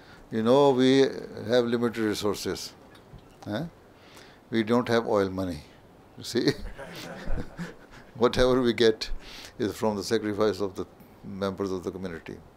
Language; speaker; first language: English; non-native, local second language; Urdu